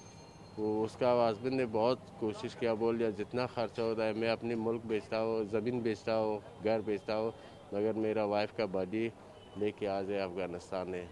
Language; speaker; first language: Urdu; non-native, learner; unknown